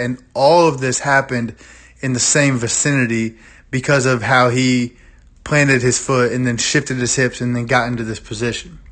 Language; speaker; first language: English; native; English